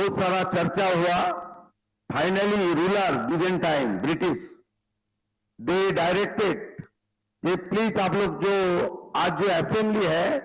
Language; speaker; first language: Hindi; non-native, local second language; Bangla